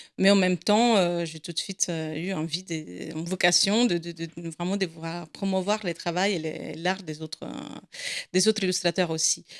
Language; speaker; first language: French; non-native, fluent; Italian